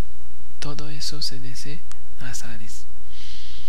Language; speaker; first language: Spanish; non-native, fluent; Haitian Creole